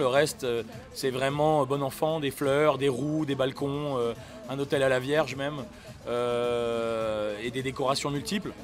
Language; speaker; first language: French; native; French